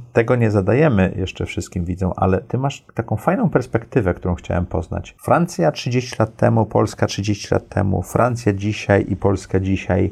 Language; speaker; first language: Polish; early bilingual, heritage; Polish